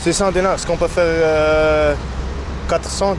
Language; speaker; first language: French; non-native, learner; Spanish